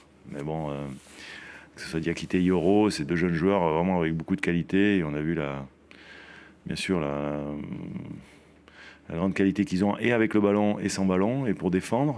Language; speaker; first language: French; native; French